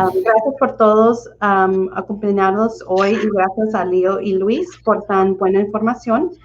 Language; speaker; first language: Spanish; early bilingual, heritage; Spanish